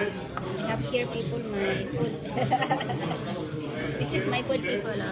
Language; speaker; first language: English; non-native, local second language; Filipino